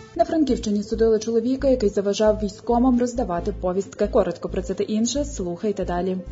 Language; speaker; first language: Ukrainian; native; Ukrainian